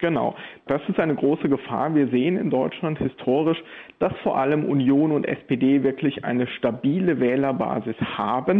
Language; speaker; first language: German; native; German